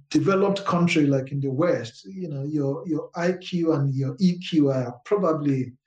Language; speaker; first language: English; non-native, local second language; Yoruba